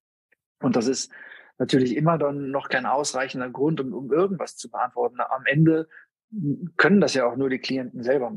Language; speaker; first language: German; native; German